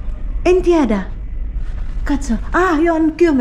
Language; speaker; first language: Finnish; non-native, learner; Filipino